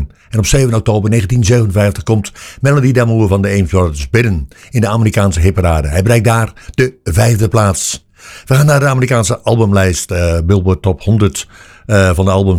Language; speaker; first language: Dutch; native; Dutch